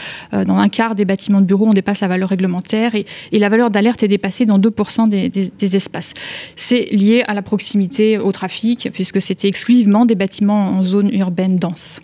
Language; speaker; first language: French; native; French